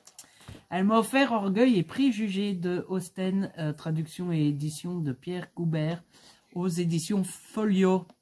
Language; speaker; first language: French; native; French